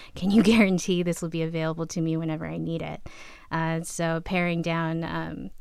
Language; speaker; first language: English; native; English